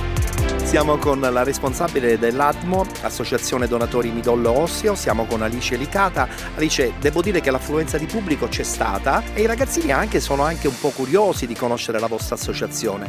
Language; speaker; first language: Italian; native; Italian